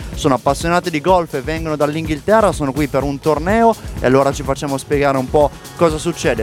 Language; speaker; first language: Italian; native; Italian